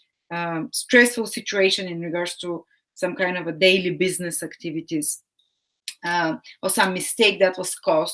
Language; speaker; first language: English; non-native, fluent; Bulgarian